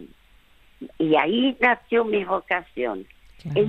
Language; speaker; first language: Spanish; early bilingual, other home language; French